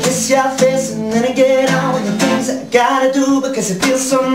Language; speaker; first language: English; native; English